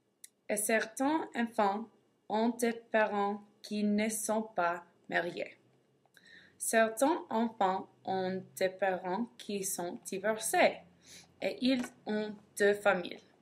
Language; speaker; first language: French; non-native, learner; English